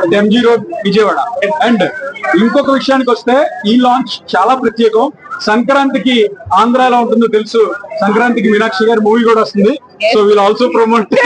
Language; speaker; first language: Telugu; native; Telugu